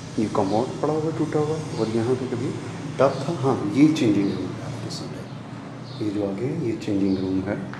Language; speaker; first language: Urdu; non-native, local second language; Punjabi